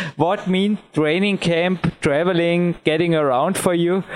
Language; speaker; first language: English; non-native, fluent; German